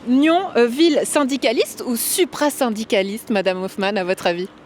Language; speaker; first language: French; native; French